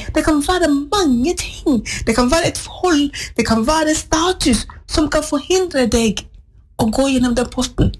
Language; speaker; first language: Norwegian; non-native, fluent; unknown